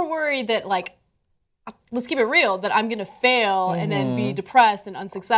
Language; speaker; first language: English; native; English